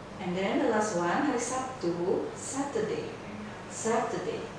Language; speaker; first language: English; non-native, fluent; Indonesian